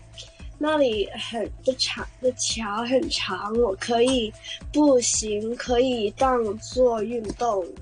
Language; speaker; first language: Chinese; non-native, local second language; Cantonese